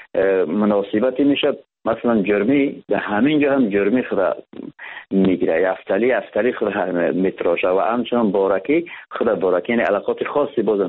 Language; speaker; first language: Persian; native; Persian